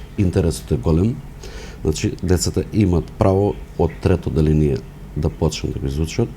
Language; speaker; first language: Macedonian; non-native, local second language; Romany